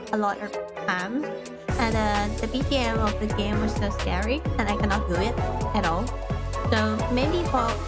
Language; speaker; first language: English; non-native, learner; Thai